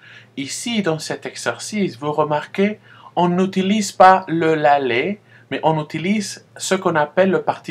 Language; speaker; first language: French; non-native, fluent; Spanish